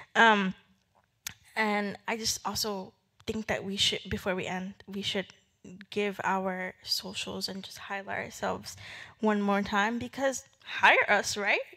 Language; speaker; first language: English; native; English